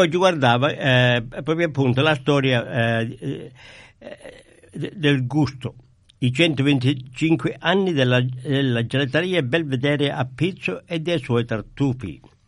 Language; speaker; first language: Italian; native; Italian